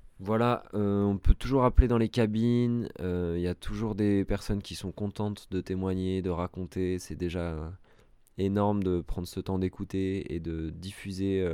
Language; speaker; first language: French; native; French